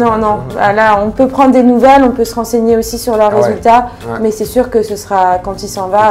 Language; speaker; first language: French; native; French